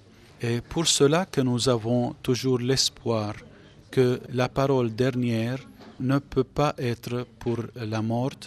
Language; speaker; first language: French; non-native, fluent; Arabic